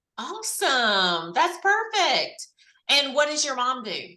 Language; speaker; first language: English; native; English